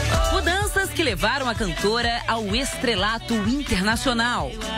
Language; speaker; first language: Portuguese; native; Portuguese